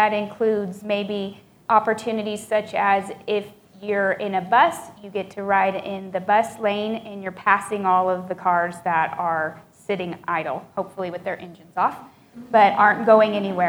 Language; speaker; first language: English; native; English